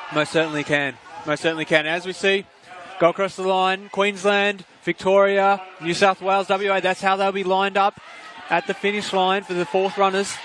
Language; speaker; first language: English; native; English